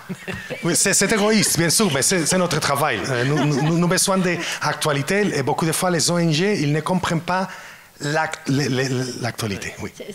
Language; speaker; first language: French; non-native, learner; Spanish